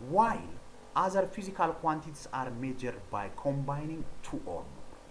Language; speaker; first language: English; non-native, local second language; Amharic